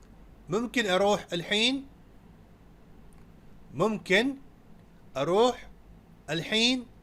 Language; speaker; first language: Arabic; non-native, fluent; Urdu